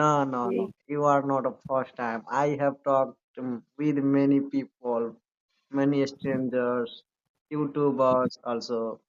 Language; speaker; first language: English; non-native, learner; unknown